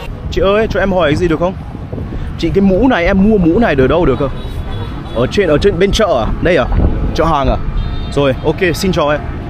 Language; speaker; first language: Vietnamese; early bilingual, heritage; Vietnamese